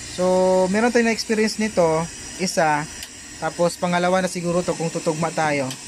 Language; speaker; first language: Filipino; non-native, local second language; Cebuano